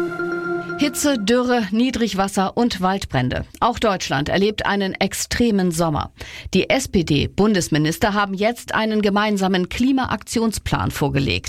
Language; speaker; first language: German; native; German